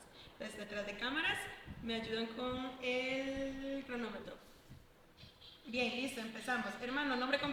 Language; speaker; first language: Spanish; native; Spanish